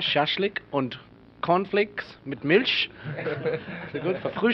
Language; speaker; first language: German; non-native, learner; English